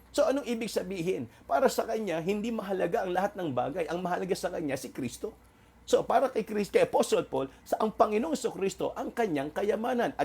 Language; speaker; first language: Filipino; non-native, local second language; Waray